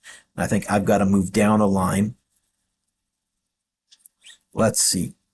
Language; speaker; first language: English; native; English